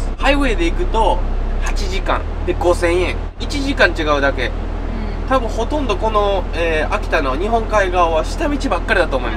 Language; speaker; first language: Japanese; native; Japanese